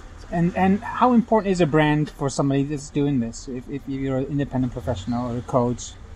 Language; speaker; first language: English; non-native, fluent; Dutch